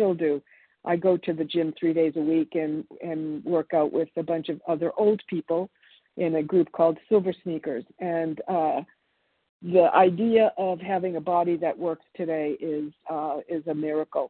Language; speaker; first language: English; early bilingual, other home language; Italian